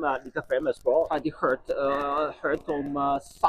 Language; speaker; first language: Norwegian; non-native, learner; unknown